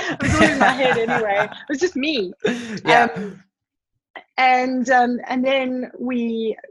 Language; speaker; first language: English; native; English